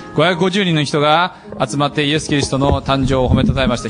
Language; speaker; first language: Japanese; native; Japanese